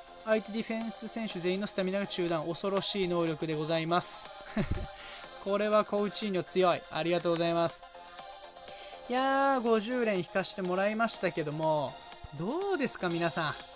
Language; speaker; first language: Japanese; native; Japanese